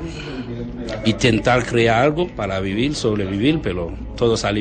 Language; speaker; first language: Spanish; non-native, learner; Haitian Creole